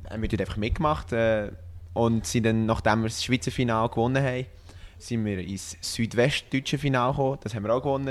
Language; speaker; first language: German; native; German